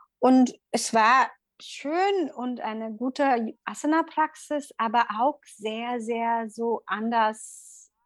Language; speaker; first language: German; non-native, learner; Tamil